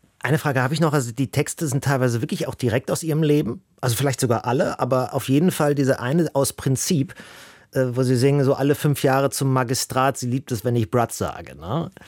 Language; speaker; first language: German; native; German